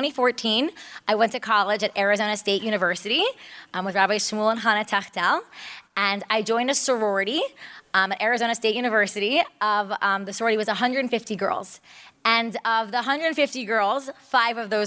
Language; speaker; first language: English; native; English